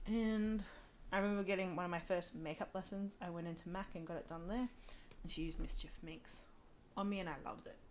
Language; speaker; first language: English; native; English